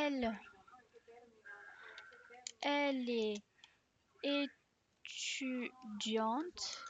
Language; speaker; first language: French; non-native, fluent; Spanish